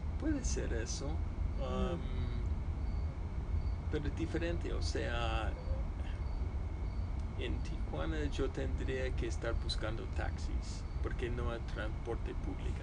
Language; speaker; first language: Spanish; non-native, fluent; English